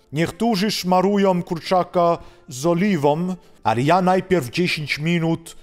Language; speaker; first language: Polish; non-native, fluent; Swedish